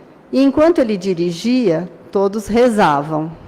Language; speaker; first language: Portuguese; native; Portuguese